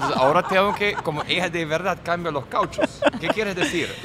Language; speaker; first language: Spanish; non-native, fluent; German